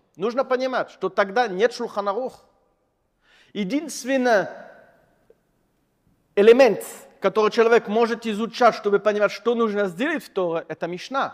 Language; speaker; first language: Russian; non-native, fluent; French